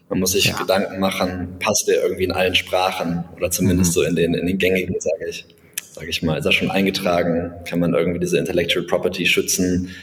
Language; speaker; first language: German; native; German